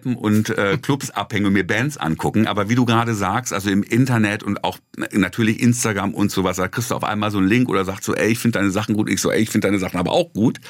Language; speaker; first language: German; native; German